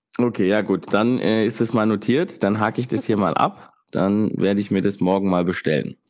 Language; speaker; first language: German; early bilingual, other home language; Italian